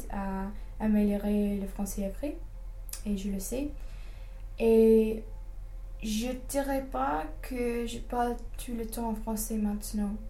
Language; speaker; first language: French; non-native, fluent; English